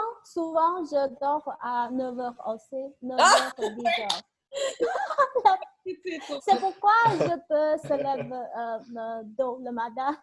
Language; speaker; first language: French; non-native, learner; Chinese